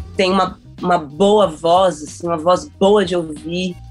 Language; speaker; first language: Portuguese; native; Portuguese